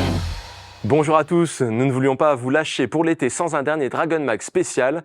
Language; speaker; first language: French; native; French